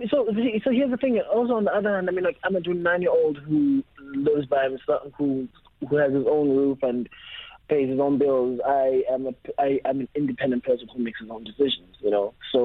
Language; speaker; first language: English; non-native, local second language; Xhosa